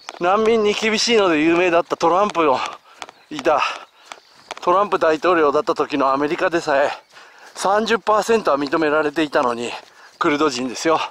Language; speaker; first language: Japanese; native; Japanese